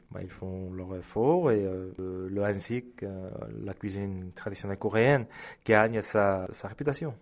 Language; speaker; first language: French; early bilingual, other home language; Korean